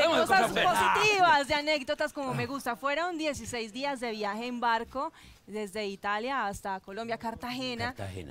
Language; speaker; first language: Spanish; native; Spanish